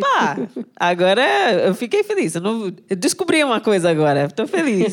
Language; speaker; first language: Portuguese; non-native, fluent; English